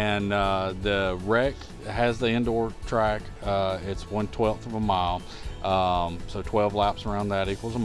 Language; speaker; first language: English; native; English